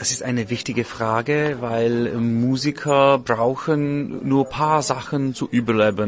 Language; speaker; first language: German; non-native, learner; Czech